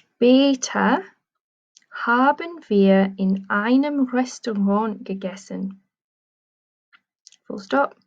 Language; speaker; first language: German; non-native, fluent; English